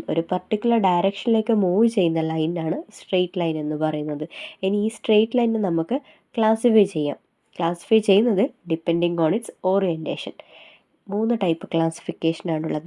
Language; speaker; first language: Malayalam; native; Malayalam